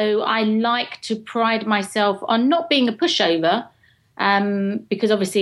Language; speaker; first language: English; native; English